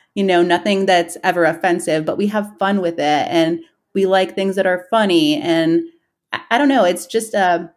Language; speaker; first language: English; native; English